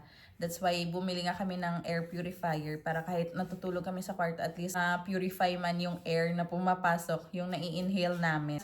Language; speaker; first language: Filipino; non-native, local second language; Hiligaynon